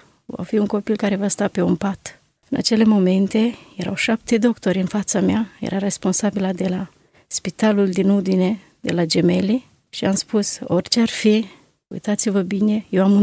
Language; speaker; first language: Romanian; native; Romanian